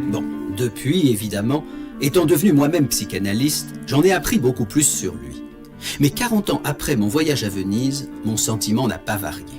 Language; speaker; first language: French; native; French